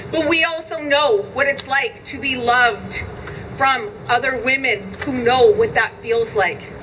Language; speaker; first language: English; native; English